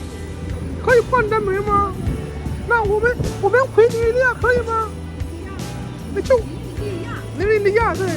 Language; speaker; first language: Chinese; non-native, learner; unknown